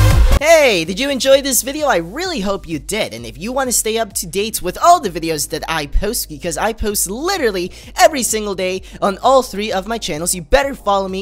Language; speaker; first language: English; native; English